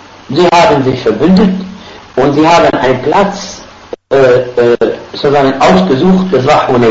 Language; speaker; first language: German; non-native, fluent; Arabic